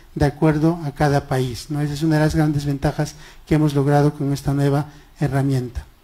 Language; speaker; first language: Spanish; non-native, local second language; Quechua